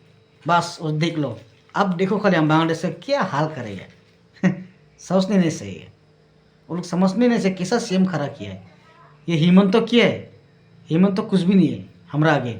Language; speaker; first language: Hindi; non-native, local second language; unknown